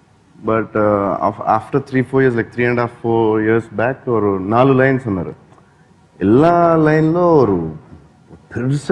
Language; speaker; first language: Tamil; non-native, learner; Telugu